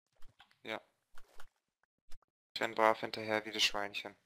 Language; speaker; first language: German; native; German